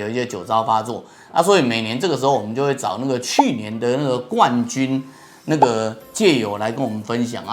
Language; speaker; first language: Chinese; native; Chinese